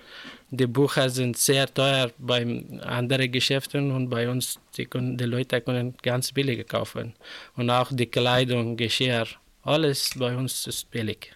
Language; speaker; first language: German; non-native, learner; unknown